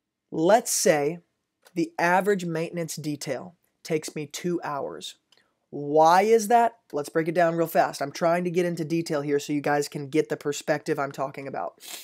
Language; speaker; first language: English; native; English